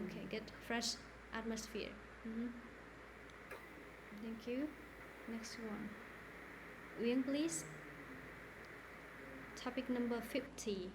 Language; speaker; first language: English; non-native, fluent; Vietnamese